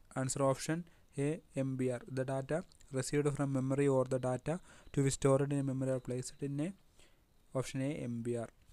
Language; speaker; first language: English; non-native, local second language; Malayalam